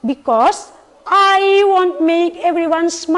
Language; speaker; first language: English; non-native, learner; Indonesian